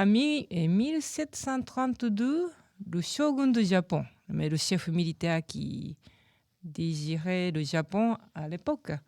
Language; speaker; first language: French; non-native, learner; Japanese